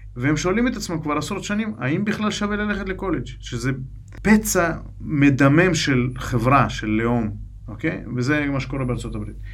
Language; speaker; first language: Hebrew; non-native, fluent; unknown